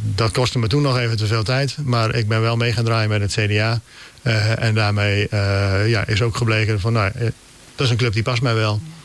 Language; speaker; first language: Dutch; native; Dutch